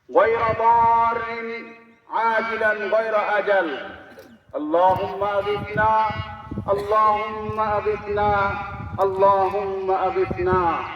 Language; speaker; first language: Arabic; non-native, fluent; Bangla